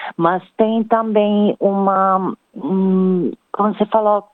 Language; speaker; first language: Portuguese; non-native, fluent; Italian